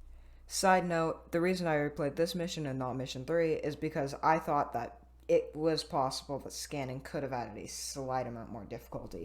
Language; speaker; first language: English; native; English